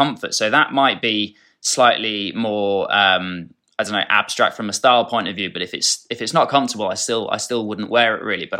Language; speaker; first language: English; native; English